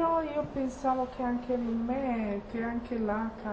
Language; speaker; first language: Italian; non-native, fluent; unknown